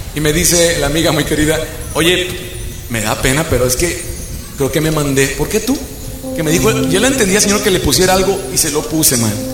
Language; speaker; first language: Spanish; native; Spanish